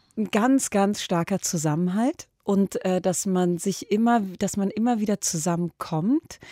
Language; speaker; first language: German; early bilingual, other home language; Arabic